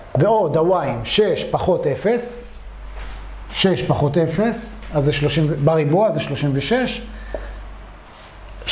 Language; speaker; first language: Hebrew; native; Hebrew